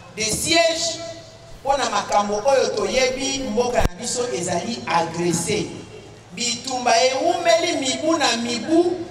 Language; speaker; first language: Lingala; native; Lingala